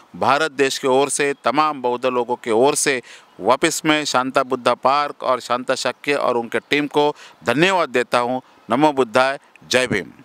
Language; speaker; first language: Hindi; non-native, local second language; Marathi